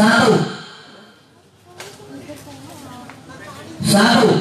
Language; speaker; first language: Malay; non-native, local second language; Javanese